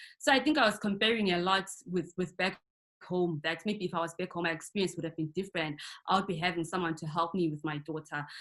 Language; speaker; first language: English; non-native, local second language; North Ndebele